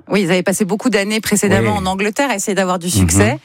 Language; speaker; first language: French; native; French